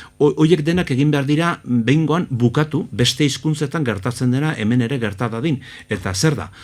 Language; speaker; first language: Basque; native; Basque